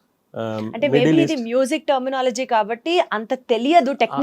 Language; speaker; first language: Telugu; native; Telugu